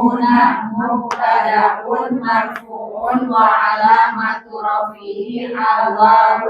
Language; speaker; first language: Arabic; non-native, learner; Indonesian